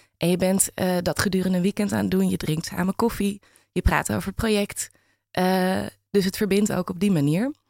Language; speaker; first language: Dutch; native; Dutch